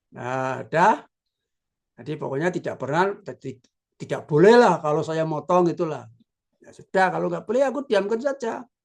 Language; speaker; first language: Indonesian; non-native, local second language; Javanese